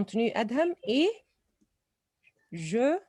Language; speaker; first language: French; non-native, local second language; Arabic